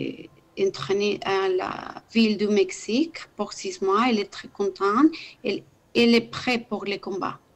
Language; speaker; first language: French; non-native, learner; Spanish